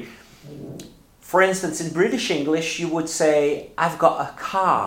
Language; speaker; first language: English; non-native, fluent; Portuguese